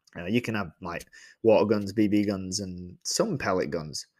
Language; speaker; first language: English; native; English